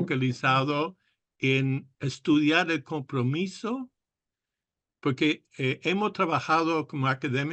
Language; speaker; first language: Spanish; non-native, fluent; English